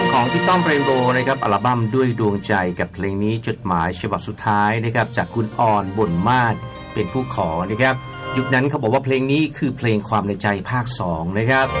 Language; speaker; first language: Thai; native; Thai